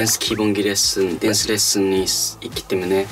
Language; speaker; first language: Korean; non-native, learner; Japanese